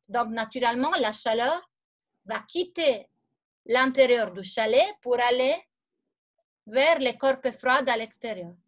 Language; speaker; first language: French; non-native, fluent; Italian